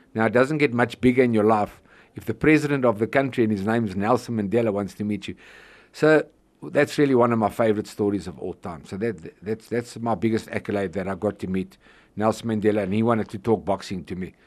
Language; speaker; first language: English; native; English